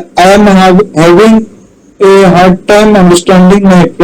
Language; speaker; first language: English; non-native, learner; Bangla